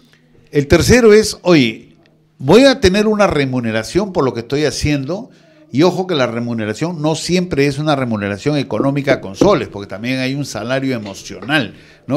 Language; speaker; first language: Spanish; native; Spanish